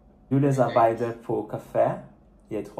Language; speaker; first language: Danish; non-native, learner; Portuguese